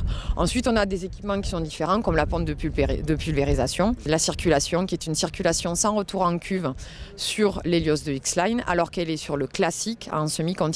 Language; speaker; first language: French; native; French